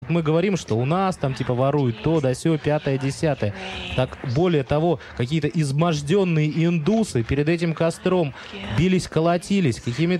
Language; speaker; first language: Russian; native; Russian